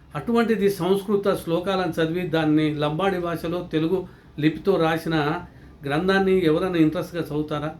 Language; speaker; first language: Telugu; non-native, local second language; Lambadi